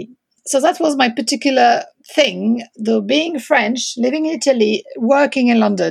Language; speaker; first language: English; non-native, fluent; French